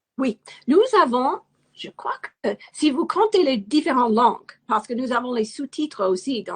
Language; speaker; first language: French; non-native, fluent; English